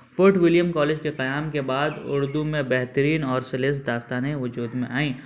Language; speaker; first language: Urdu; native; Urdu